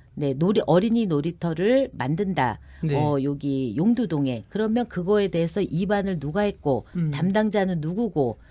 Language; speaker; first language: Korean; native; Korean